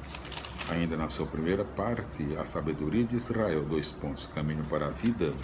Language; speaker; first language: Portuguese; native; Portuguese